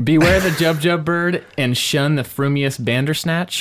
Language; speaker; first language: English; native; English